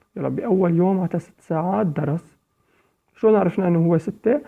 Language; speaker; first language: Arabic; native; Arabic